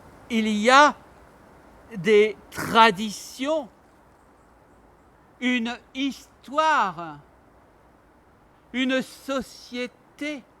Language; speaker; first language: French; non-native, learner; Armenian